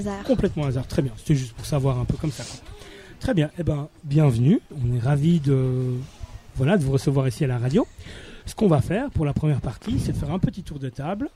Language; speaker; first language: French; native; French